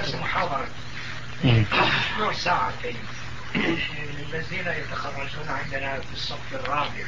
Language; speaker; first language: Arabic; non-native, fluent; Turkish